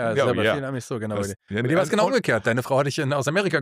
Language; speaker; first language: German; native; German